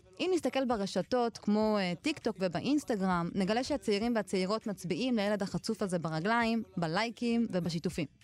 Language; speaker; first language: Hebrew; native; Hebrew